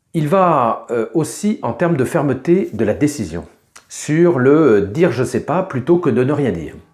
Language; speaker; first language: French; native; French